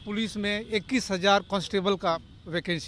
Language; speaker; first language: Hindi; native; Hindi